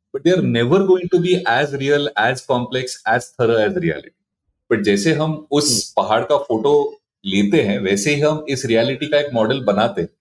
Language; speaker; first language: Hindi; non-native, local second language; Marathi